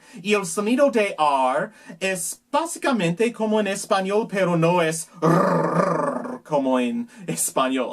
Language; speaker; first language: Spanish; non-native, learner; English